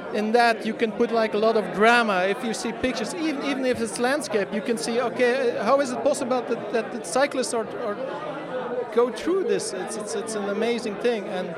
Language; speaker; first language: English; non-native, fluent; Dutch